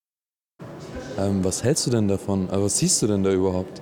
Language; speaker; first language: German; native; German